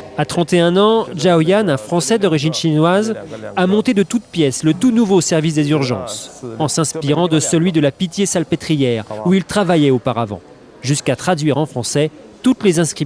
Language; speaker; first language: French; native; French